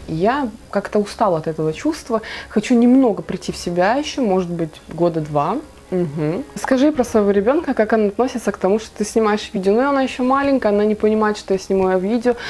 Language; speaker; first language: Russian; native; Russian